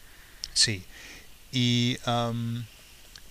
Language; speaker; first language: Spanish; non-native, fluent; English